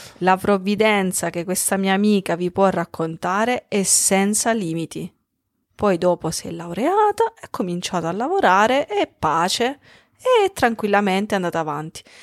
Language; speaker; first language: Italian; native; Italian